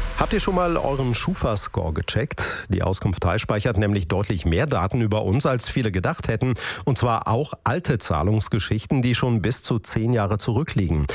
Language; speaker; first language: German; native; German